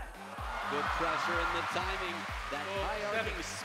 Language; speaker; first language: English; native; English